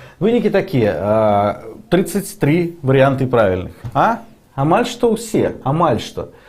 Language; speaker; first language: Belarusian; non-native, local second language; Russian